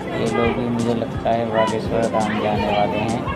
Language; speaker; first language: Hindi; native; Hindi